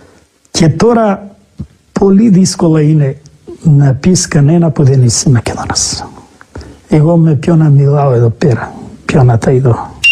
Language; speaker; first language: Greek; non-native, local second language; Macedonian